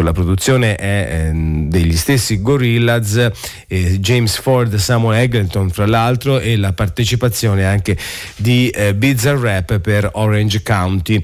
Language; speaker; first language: Italian; native; Italian